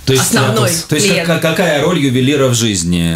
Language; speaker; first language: Russian; native; Russian